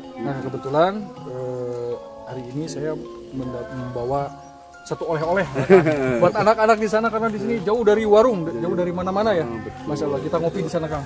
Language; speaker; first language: Indonesian; non-native, local second language; Sundanese